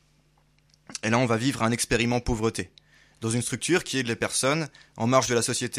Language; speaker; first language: French; native; French